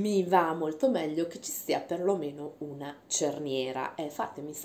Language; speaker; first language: Italian; native; Italian